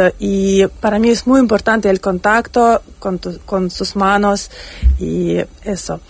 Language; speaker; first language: Spanish; non-native, fluent; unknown